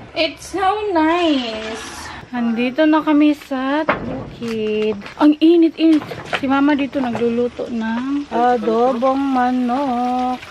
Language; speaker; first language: Filipino; non-native, local second language; Cebuano